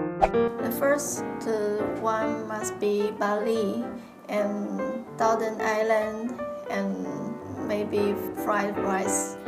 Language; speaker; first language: English; non-native, fluent; Chinese